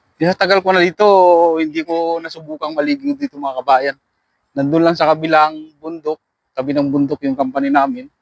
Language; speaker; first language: Filipino; native; Filipino